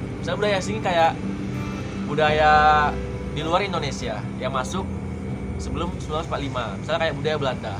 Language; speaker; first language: Indonesian; native; Indonesian